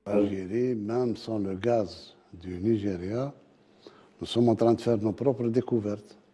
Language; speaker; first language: French; non-native, local second language; Arabic